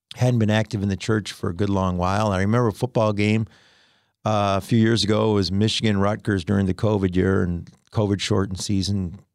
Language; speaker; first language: English; native; English